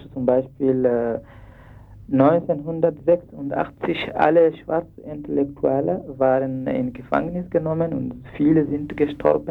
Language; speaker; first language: German; non-native, fluent; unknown